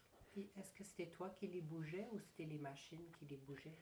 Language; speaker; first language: French; native; French